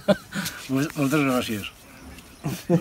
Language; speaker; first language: Spanish; non-native, learner; French